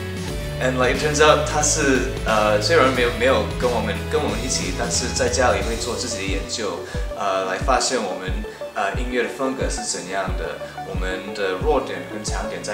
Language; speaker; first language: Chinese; non-native, local second language; English